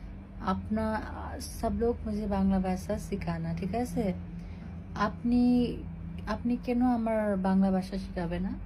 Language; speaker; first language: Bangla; non-native, learner; Hindi